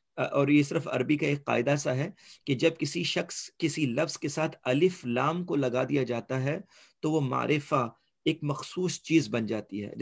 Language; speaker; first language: Urdu; early bilingual, heritage; Urdu